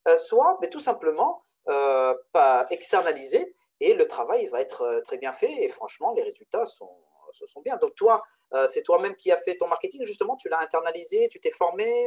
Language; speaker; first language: French; non-native, local second language; Arabic